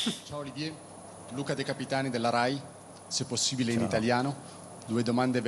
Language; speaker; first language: Italian; native; Italian